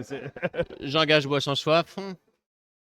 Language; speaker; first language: French; native; French